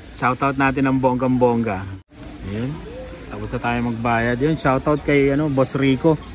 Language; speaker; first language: Filipino; native; Filipino